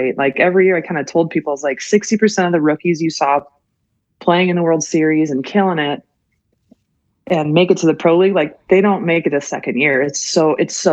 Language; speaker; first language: English; native; English